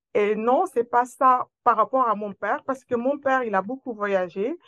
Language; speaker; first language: French; non-native, local second language; Wolof